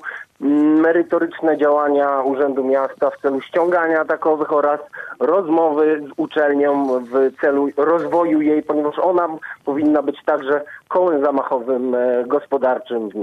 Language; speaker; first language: Polish; native; Polish